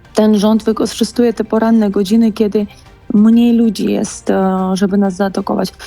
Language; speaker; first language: Polish; non-native, fluent; Georgian